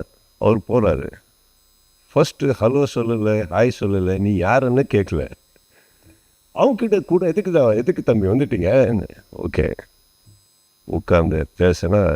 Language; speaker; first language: Tamil; non-native, learner; Kannada